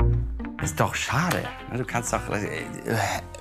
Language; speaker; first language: German; native; German